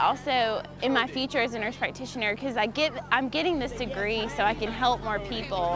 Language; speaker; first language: English; native; English